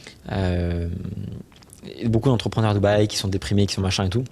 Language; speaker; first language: French; native; French